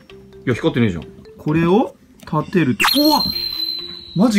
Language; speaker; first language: Japanese; native; Japanese